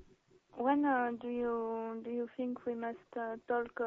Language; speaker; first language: English; non-native, learner; French